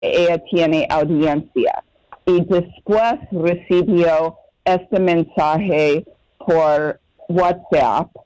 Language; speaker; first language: Spanish; non-native, fluent; English